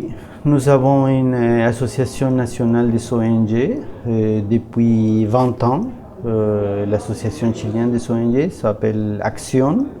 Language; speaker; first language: French; non-native, learner; Spanish